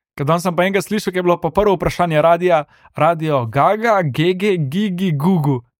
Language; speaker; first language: Slovenian; native; Slovenian